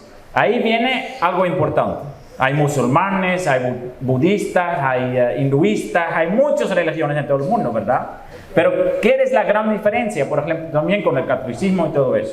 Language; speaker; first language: Spanish; non-native, fluent; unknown